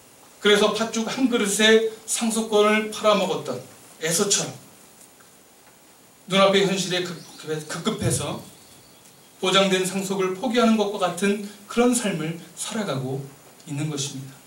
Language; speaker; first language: Korean; native; Korean